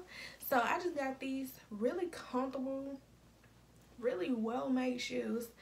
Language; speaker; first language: English; native; English